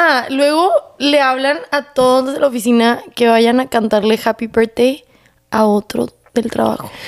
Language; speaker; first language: Spanish; native; Spanish